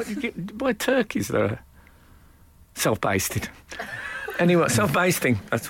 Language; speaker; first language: English; native; English